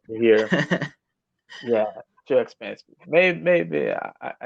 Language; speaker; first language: English; non-native, learner; Portuguese